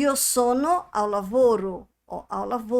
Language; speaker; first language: Italian; non-native, fluent; Portuguese